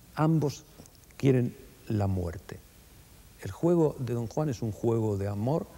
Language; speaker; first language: Spanish; native; Spanish